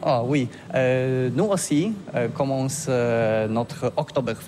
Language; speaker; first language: French; non-native, learner; Polish